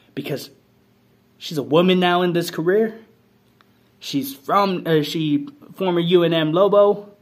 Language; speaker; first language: English; native; English